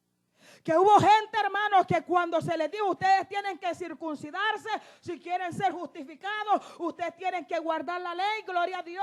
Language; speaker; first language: Spanish; native; Spanish